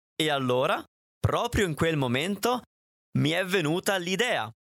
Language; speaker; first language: Italian; native; Italian